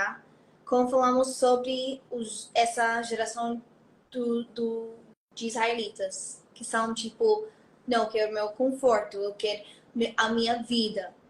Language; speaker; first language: Portuguese; non-native, fluent; Hebrew